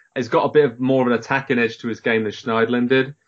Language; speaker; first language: English; native; English